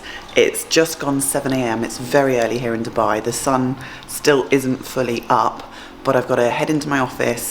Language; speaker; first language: English; native; English